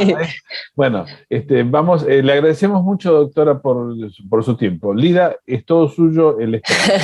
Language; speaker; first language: Spanish; native; Spanish